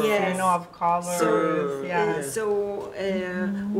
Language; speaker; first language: English; non-native, learner; Polish